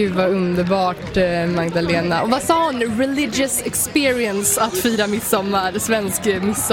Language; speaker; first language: Swedish; native; Swedish